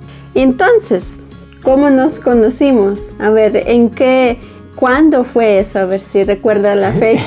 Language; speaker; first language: Spanish; non-native, fluent; Ukrainian